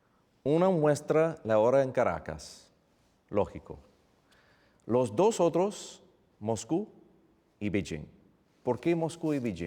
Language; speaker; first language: Spanish; non-native, fluent; English